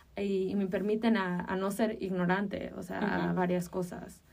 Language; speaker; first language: Spanish; early bilingual, heritage; Spanish